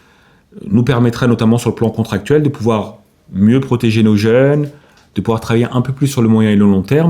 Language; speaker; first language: French; native; French